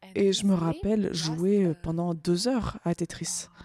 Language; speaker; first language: French; non-native, fluent; Ukrainian